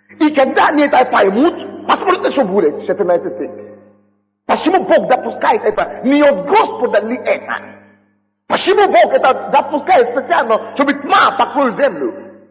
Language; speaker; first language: Russian; non-native, fluent; Yoruba